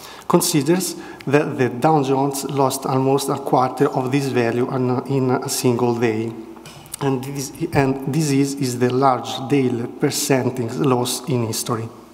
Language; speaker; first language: English; non-native, fluent; Italian